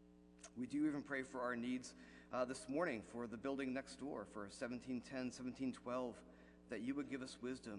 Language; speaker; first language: English; native; English